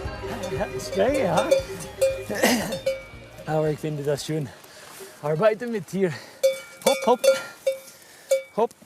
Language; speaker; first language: German; non-native, learner; English